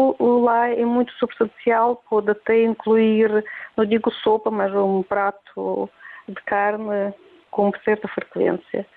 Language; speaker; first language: Portuguese; non-native, fluent; Russian